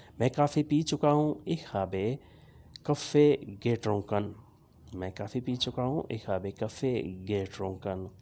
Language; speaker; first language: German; non-native, learner; Urdu